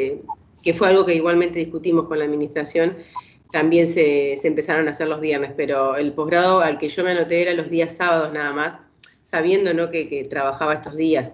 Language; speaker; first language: Spanish; native; Spanish